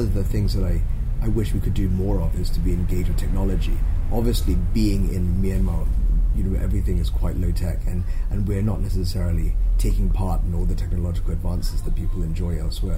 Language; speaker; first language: English; non-native, local second language; Cantonese